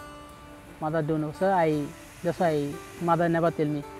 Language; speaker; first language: English; non-native, learner; Bangla